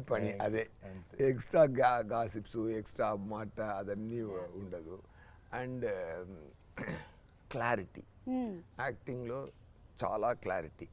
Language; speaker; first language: Telugu; non-native, learner; Tamil